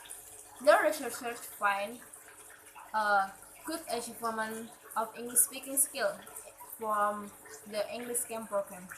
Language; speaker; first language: English; non-native, learner; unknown